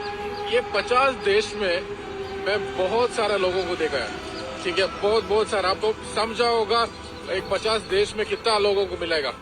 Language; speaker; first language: Hindi; non-native, local second language; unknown